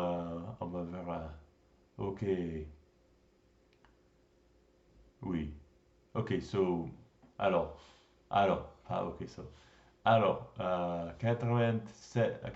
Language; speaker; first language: French; non-native, learner; English